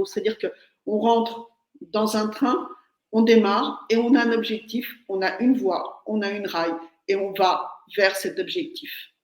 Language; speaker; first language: French; native; French